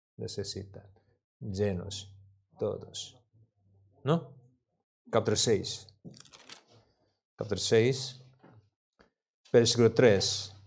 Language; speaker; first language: Spanish; non-native, learner; Korean